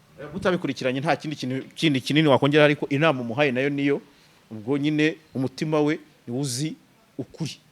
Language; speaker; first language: Kinyarwanda; native; Kinyarwanda